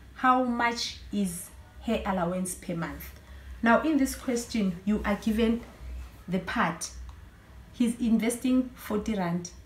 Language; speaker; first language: English; non-native, local second language; Zulu